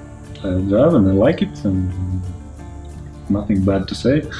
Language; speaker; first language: English; non-native, learner; Latvian